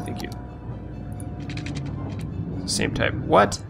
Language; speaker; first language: English; native; English